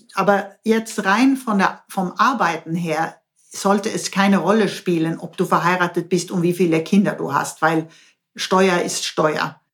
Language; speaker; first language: German; non-native, fluent; Swedish